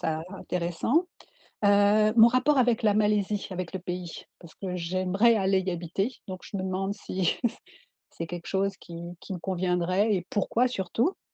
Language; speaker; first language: French; native; French